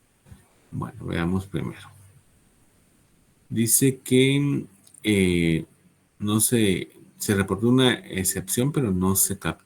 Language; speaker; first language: Spanish; native; Spanish